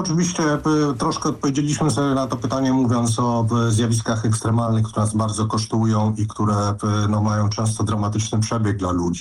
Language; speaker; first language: Polish; native; Polish